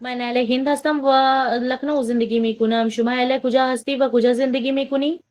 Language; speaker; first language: Persian; non-native, learner; Urdu